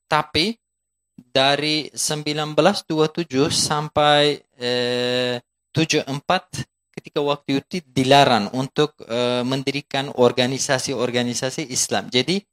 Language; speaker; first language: Indonesian; non-native, fluent; Turkish